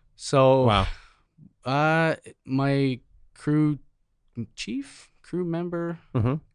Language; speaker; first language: English; native; English